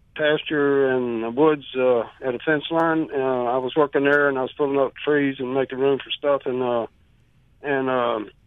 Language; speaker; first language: English; native; English